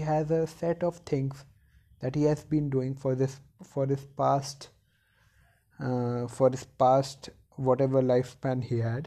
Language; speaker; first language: English; non-native, local second language; Hindi